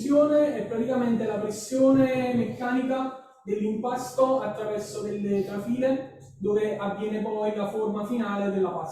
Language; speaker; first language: Italian; native; Italian